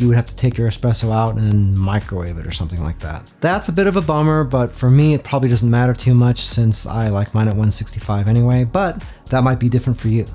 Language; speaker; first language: English; native; English